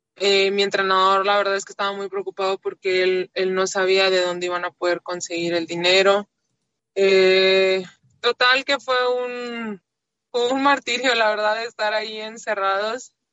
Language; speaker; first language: Spanish; native; Spanish